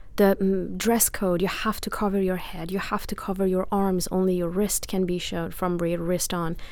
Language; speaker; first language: English; non-native, fluent; Persian